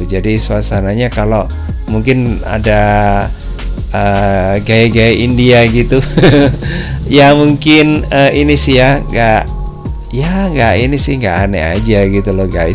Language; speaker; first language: Indonesian; native; Indonesian